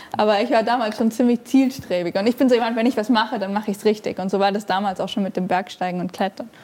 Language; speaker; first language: German; native; German